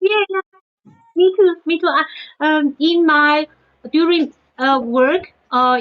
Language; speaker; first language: English; non-native, fluent; Chinese